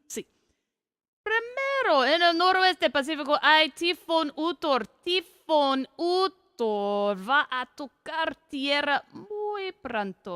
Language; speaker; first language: Spanish; non-native, learner; English